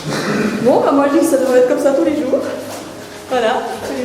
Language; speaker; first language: French; native; French